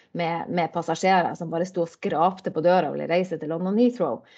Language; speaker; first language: Norwegian; native; Norwegian